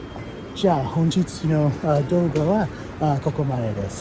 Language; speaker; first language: Japanese; non-native, learner; English